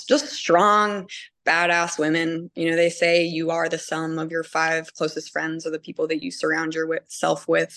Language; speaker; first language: English; native; English